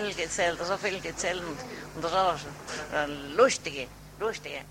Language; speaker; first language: German; early bilingual, heritage; German